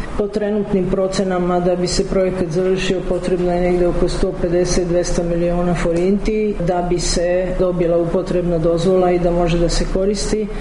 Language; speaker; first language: Serbian; early bilingual, heritage; Serbian